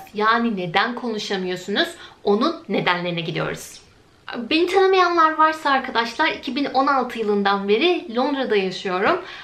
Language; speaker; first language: Turkish; native; Turkish